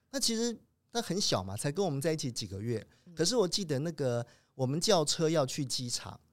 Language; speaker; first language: Chinese; native; Chinese